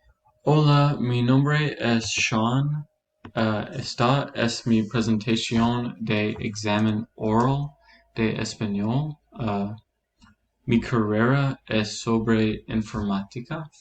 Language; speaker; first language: Spanish; non-native, learner; English